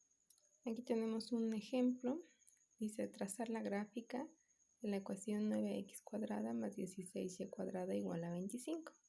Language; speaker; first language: Spanish; native; Spanish